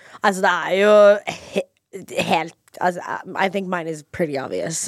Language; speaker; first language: English; early bilingual, other home language; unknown